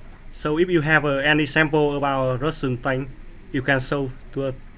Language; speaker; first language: English; non-native, learner; Vietnamese